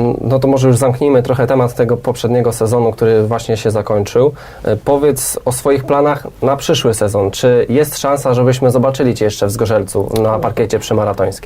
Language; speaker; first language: Polish; native; Polish